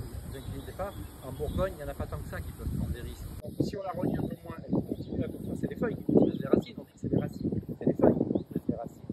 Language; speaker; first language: French; native; French